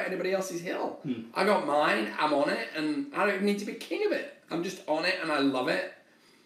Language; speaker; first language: English; native; English